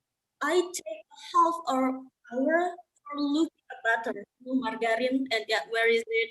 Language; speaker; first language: English; non-native, learner; Indonesian